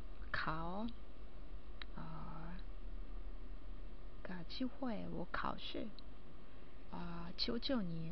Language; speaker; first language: Chinese; non-native, learner; Japanese